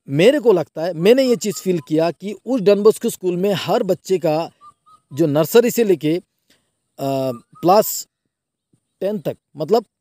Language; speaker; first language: Hindi; non-native, local second language; Bangla